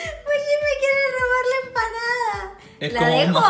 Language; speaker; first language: Spanish; native; Spanish